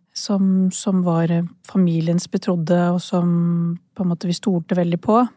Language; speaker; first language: Norwegian; early bilingual, other home language; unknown